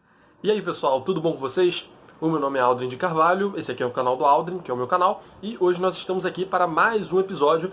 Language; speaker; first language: Portuguese; native; Portuguese